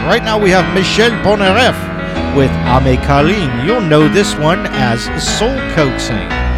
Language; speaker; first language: English; native; English